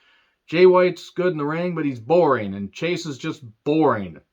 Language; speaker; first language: English; native; English